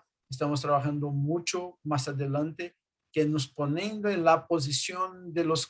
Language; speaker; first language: Spanish; non-native, fluent; Portuguese